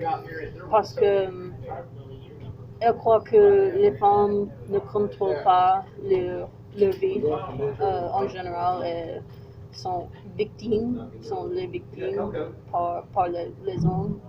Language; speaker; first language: French; non-native, learner; English